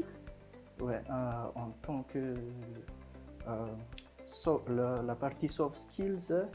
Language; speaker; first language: French; non-native, local second language; Malagasy